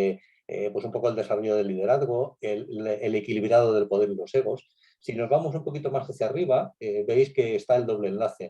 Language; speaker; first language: Spanish; native; Spanish